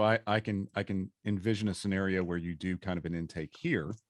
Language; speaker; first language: English; native; English